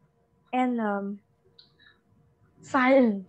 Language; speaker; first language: English; non-native, learner; Vietnamese